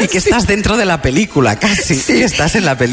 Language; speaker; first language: Spanish; native; Spanish